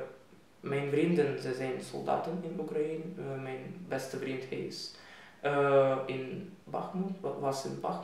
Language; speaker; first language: Dutch; non-native, learner; Russian